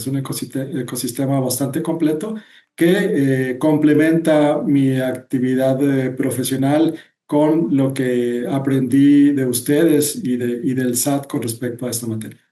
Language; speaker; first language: Spanish; native; Spanish